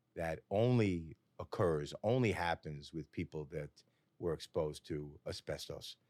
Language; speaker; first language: English; native; English